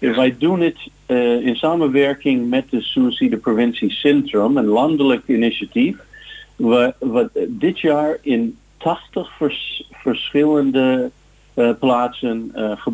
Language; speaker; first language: Dutch; non-native, fluent; English